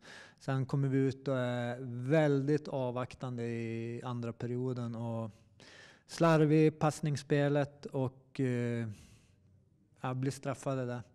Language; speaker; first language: Swedish; native; Swedish